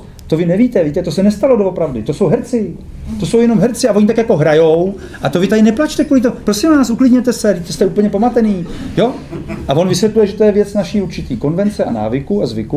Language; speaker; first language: Czech; native; Czech